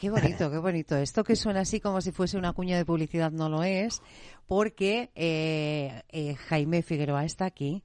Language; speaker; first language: Spanish; native; Spanish